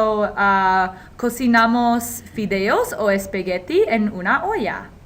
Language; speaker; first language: Spanish; non-native, fluent; English